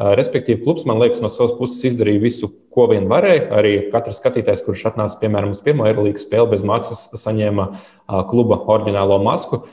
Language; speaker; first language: Latvian; early bilingual, other home language; Lithuanian